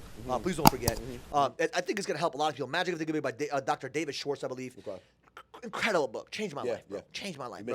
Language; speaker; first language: English; native; English